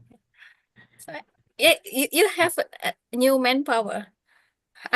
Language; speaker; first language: English; non-native, fluent; Indonesian